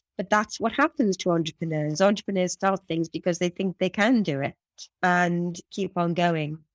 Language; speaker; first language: English; native; English